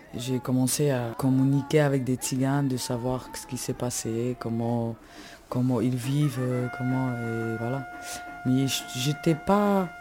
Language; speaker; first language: French; non-native, fluent; Slovak